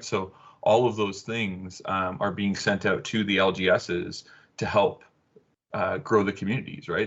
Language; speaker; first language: English; native; English